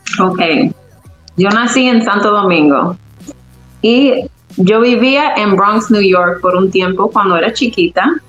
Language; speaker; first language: Spanish; early bilingual, other home language; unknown